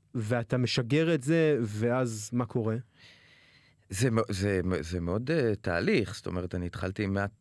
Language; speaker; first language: Hebrew; native; Hebrew